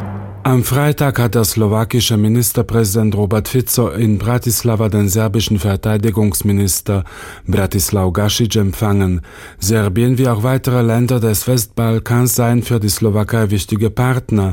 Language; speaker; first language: German; native; German